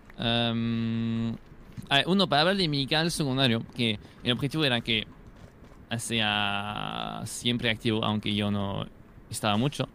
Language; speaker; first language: Spanish; non-native, fluent; French